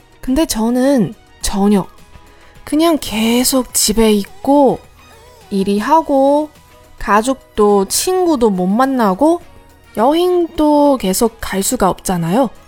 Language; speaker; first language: Korean; non-native, learner; Chinese